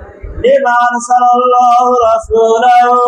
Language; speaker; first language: Arabic; non-native, fluent; Bangla